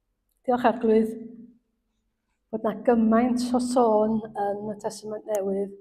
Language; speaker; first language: Welsh; native; Welsh